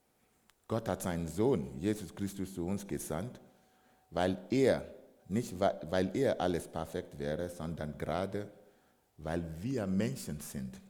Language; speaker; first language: German; non-native, fluent; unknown